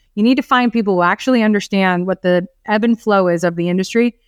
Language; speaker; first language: English; native; English